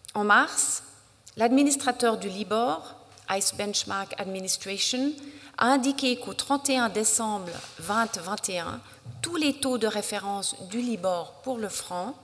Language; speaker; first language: French; native; French